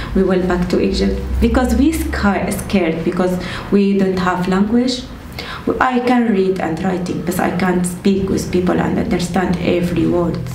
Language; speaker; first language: English; non-native, learner; Arabic